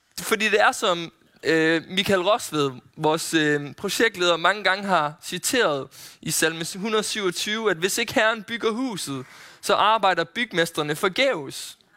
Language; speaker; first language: Danish; native; Danish